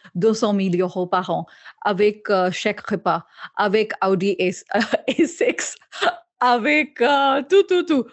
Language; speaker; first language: French; non-native, learner; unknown